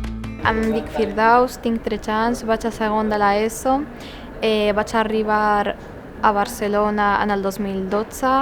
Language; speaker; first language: Catalan; early bilingual, other home language; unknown